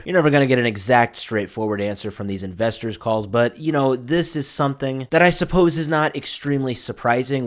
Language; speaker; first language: English; native; English